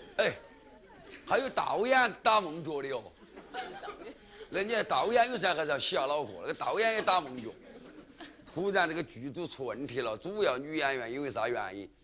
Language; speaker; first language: Chinese; native; Chinese